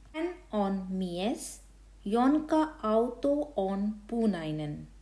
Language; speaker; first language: Finnish; non-native, fluent; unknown